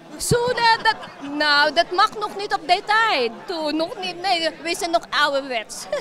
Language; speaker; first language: Dutch; non-native, fluent; Filipino